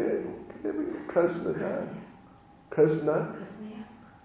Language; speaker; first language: Russian; non-native, learner; English